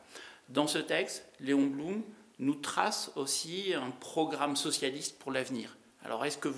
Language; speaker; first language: French; native; French